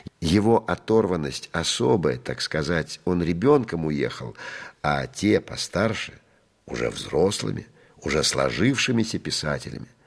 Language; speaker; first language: Russian; native; Russian